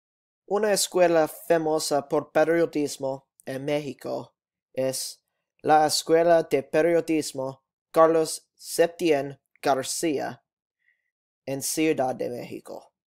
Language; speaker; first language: Spanish; non-native, learner; English